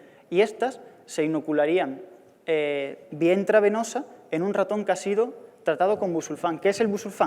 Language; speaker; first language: Spanish; native; Spanish